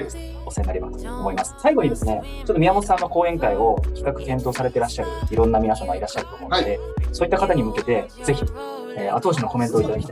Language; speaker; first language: Japanese; native; Japanese